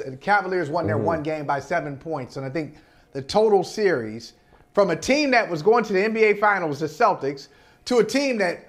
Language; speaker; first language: English; native; English